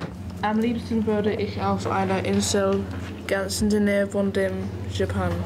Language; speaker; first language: German; non-native, learner; English